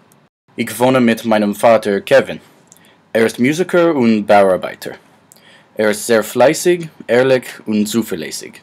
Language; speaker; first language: German; non-native, learner; English